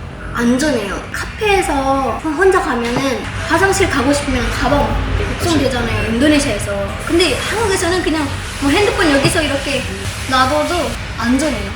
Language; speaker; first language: Korean; non-native, fluent; Indonesian